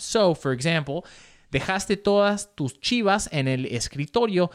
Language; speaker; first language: Spanish; early bilingual, heritage; Spanish